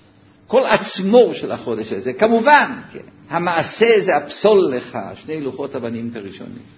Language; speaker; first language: Hebrew; native; Hebrew